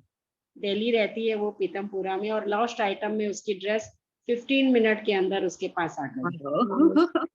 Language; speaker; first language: Hindi; native; Hindi